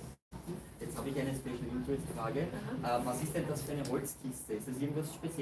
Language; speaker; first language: German; native; German